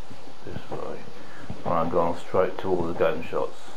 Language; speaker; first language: English; native; English